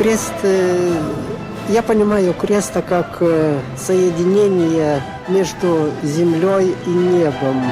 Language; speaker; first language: Russian; non-native, local second language; Lithuanian